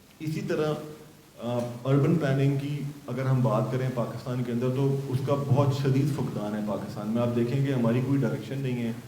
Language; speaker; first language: Urdu; native; Urdu